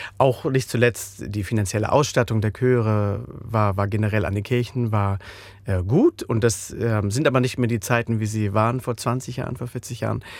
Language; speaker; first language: German; native; German